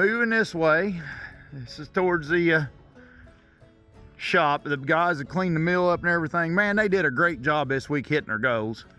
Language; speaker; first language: English; native; English